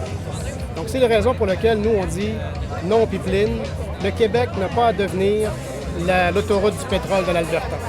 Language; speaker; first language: French; native; French